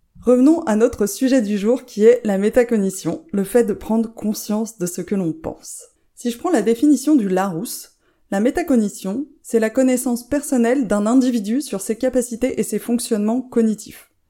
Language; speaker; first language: French; native; French